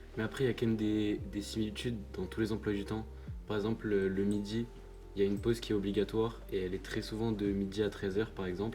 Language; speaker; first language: French; native; French